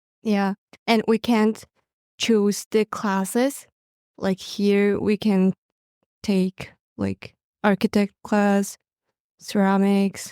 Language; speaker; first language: English; non-native, learner; Mongolian